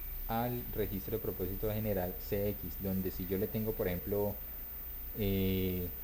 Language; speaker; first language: Spanish; native; Spanish